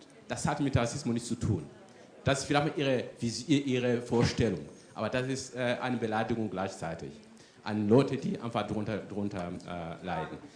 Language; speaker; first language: German; non-native, fluent; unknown